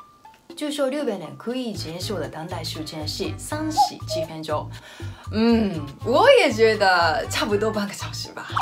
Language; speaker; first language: Chinese; non-native, fluent; Japanese